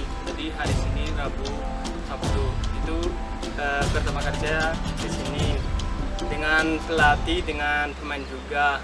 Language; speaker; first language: Indonesian; non-native, learner; Malagasy